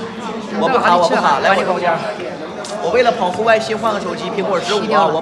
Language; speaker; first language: Chinese; native; Chinese